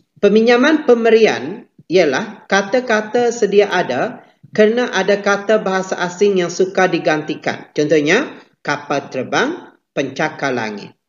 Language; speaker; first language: Malay; native; Malay